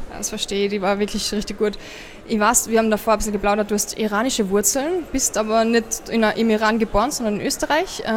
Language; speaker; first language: German; native; German